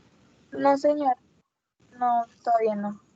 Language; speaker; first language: Spanish; native; Spanish